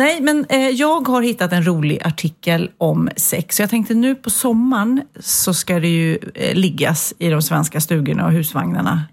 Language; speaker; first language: Swedish; native; Swedish